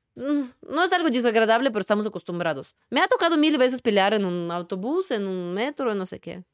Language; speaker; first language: Spanish; non-native, fluent; Russian